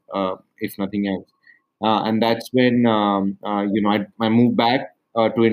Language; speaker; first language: English; non-native, local second language; Hindi